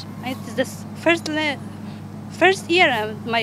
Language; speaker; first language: English; non-native, learner; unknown